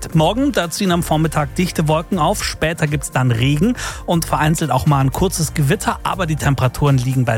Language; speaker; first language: German; native; German